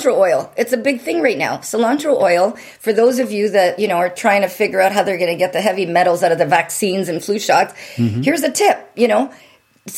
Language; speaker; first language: English; native; English